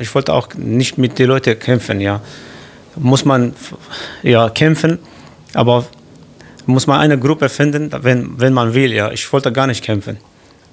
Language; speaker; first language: German; non-native, learner; Kurdish